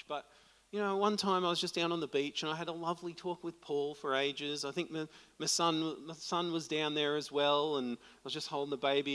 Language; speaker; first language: English; native; English